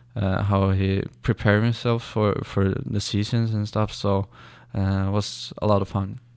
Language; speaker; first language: English; non-native, learner; Swedish